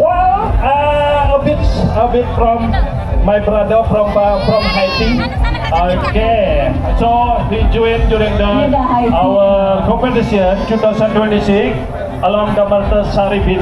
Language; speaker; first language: English; non-native, learner; Indonesian